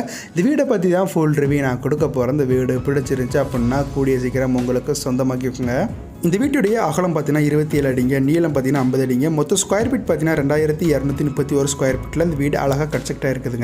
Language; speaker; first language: Tamil; native; Tamil